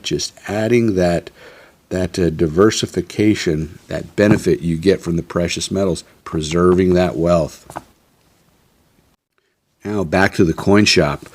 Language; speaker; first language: English; native; English